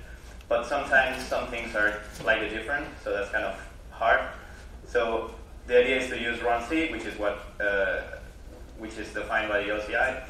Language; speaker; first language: English; non-native, fluent; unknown